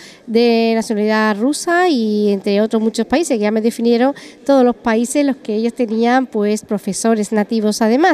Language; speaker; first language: Spanish; native; Spanish